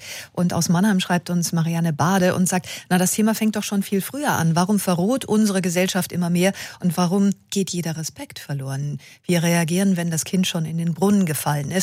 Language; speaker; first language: German; native; German